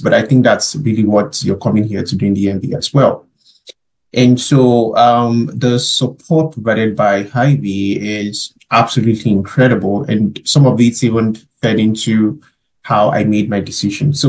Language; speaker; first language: English; non-native, local second language; Yoruba